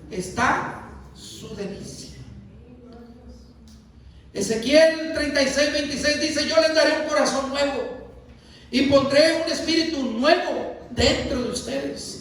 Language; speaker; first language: Spanish; native; Spanish